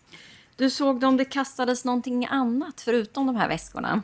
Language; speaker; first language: Swedish; native; Swedish